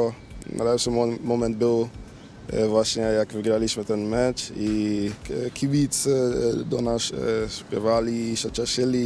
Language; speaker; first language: Polish; early bilingual, other home language; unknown